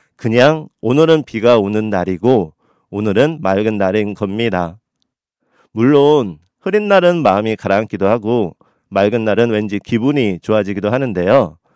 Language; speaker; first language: Korean; native; Korean